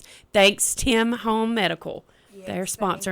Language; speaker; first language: English; native; English